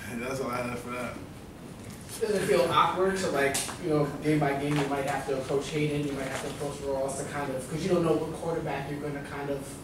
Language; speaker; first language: English; native; English